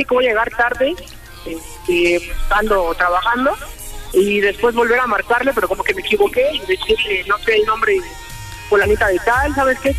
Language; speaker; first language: Spanish; native; Spanish